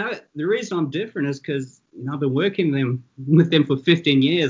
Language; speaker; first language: English; native; English